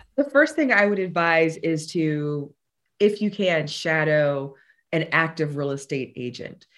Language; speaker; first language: English; native; English